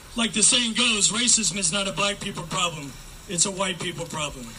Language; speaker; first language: English; native; English